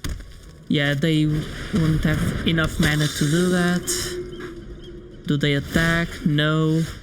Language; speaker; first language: English; non-native, fluent; Portuguese